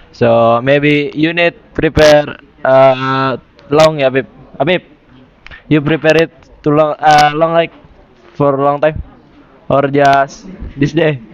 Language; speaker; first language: English; non-native, learner; Indonesian